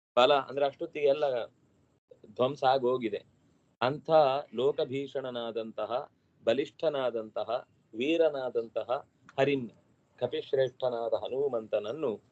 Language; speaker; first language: Kannada; non-native, local second language; Tulu